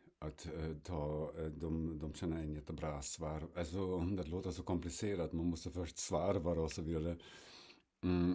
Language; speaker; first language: Swedish; non-native, fluent; German